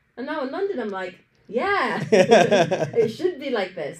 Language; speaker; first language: English; early bilingual, other home language; Arabic